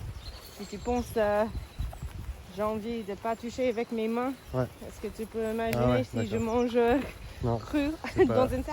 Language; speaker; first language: French; non-native, learner; English